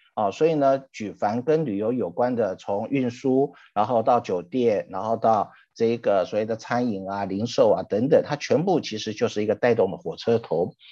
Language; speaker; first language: Chinese; native; Chinese